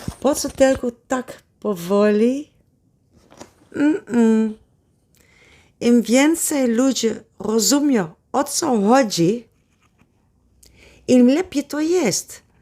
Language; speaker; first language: Polish; non-native, learner; Dutch